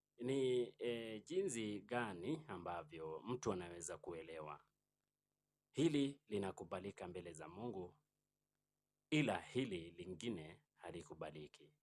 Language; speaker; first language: Swahili; non-native, local second language; Kalenjin